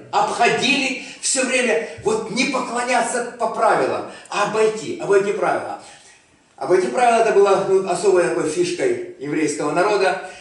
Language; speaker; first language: Russian; native; Russian